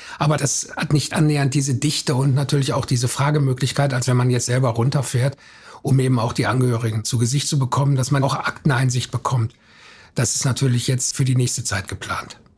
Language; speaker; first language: German; native; German